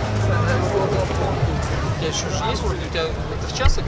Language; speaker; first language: Russian; native; Russian